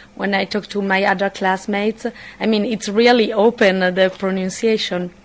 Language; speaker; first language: English; non-native, fluent; Italian